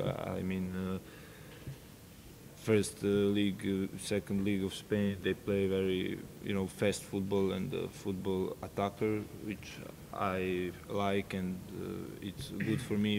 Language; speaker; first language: English; non-native, fluent; Serbian